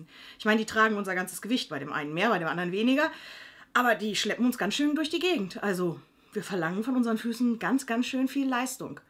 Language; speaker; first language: German; native; German